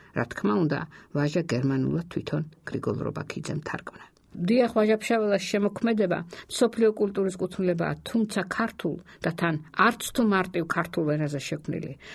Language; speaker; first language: Georgian; native; Georgian